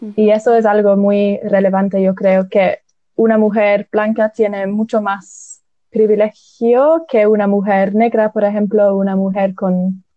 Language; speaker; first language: Spanish; non-native, fluent; English